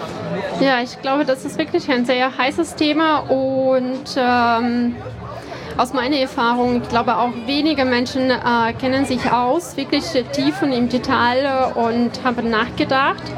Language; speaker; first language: German; non-native, fluent; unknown